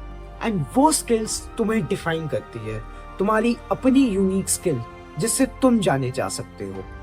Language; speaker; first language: Hindi; native; Hindi